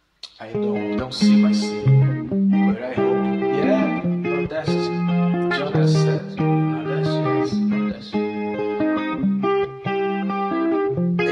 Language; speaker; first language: English; non-native, learner; Portuguese